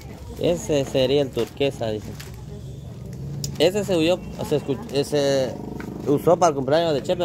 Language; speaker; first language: Spanish; native; Spanish